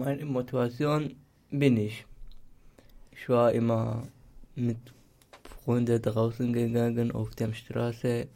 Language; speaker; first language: German; non-native, learner; Turkish